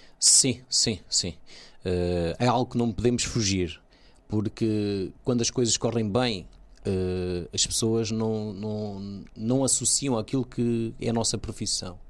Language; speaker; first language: Portuguese; early bilingual, other home language; Kabuverdianu